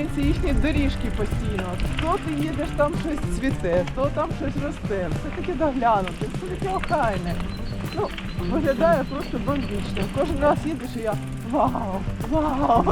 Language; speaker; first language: Ukrainian; native; Ukrainian